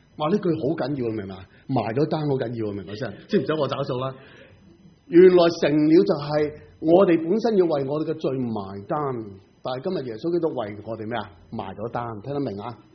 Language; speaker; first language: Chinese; non-native, local second language; Cantonese